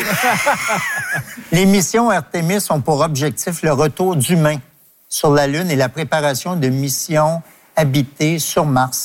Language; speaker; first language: French; native; French